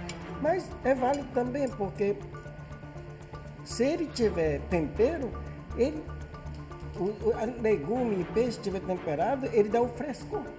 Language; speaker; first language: Portuguese; non-native, fluent; Japanese